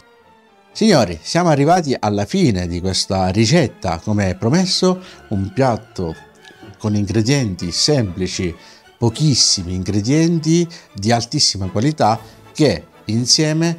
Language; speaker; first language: Italian; native; Italian